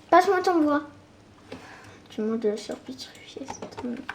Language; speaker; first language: French; native; French